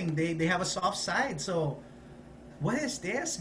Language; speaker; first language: English; non-native, local second language; Filipino